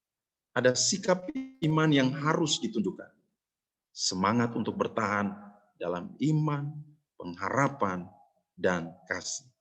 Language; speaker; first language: Indonesian; native; Indonesian